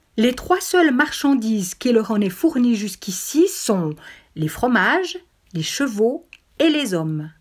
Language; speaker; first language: French; native; French